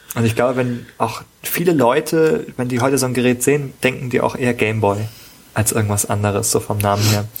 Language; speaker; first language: German; native; German